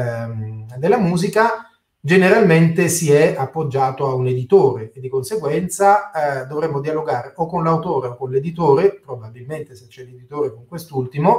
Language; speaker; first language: Italian; native; Italian